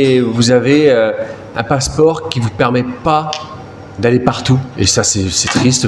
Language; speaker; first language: French; native; French